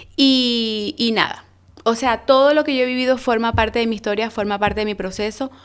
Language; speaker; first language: Spanish; native; Spanish